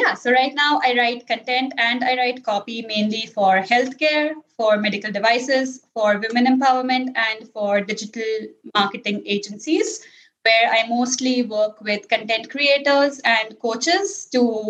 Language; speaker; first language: English; non-native, local second language; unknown